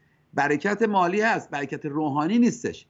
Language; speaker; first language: Persian; native; Persian